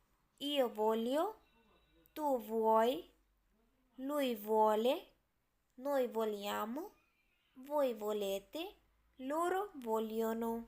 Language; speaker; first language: Italian; non-native, fluent; Urdu